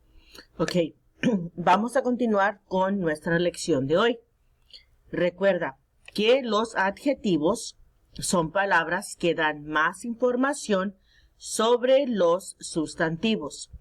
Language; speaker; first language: Spanish; early bilingual, heritage; Spanish